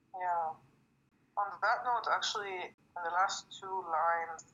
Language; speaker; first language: English; non-native, fluent; French